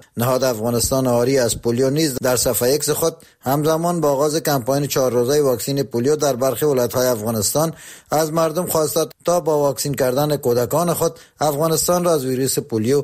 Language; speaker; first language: Persian; native; Persian